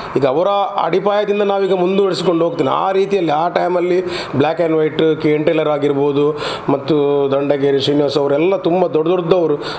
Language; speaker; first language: Kannada; non-native, local second language; Tulu